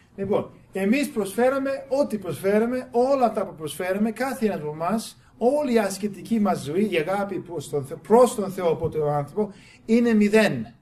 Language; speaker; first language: Greek; non-native, fluent; English